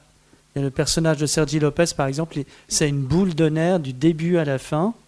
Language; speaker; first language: French; native; French